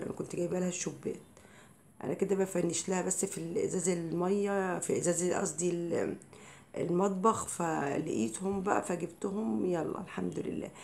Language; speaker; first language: Arabic; native; Arabic